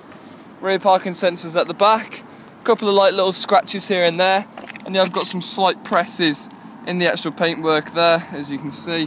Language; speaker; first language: English; native; English